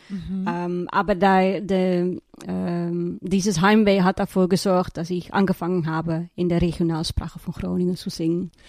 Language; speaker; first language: German; non-native, learner; Dutch